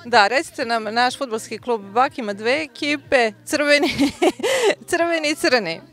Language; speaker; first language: Serbian; native; Serbian